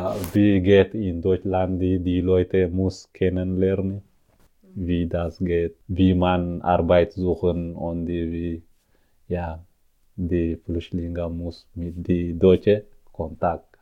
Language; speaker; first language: German; non-native, learner; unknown